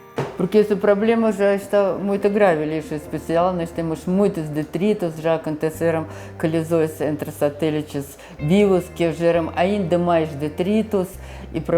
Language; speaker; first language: Portuguese; non-native, fluent; Russian